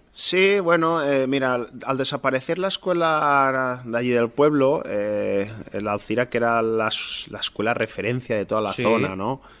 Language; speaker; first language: Spanish; non-native, local second language; Catalan